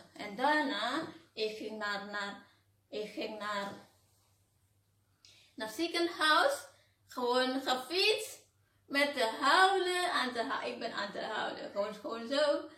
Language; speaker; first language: Dutch; non-native, learner; Indonesian